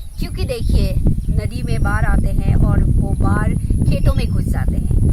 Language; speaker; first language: Hindi; non-native, local second language; Assamese